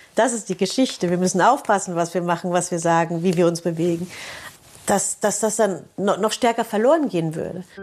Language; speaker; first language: German; early bilingual, other home language; Turkish